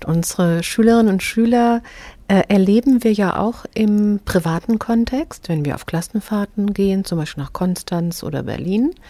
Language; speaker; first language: German; native; German